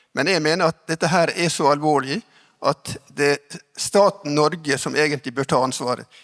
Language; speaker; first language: Norwegian; native; Norwegian